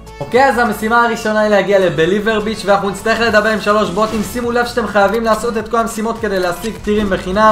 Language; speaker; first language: Hebrew; native; Hebrew